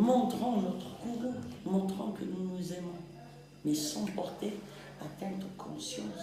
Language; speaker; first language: French; non-native, local second language; Kabyle